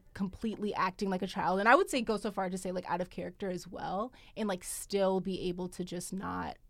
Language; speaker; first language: English; native; English